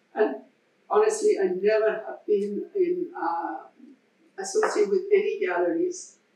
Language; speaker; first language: English; non-native, fluent; Persian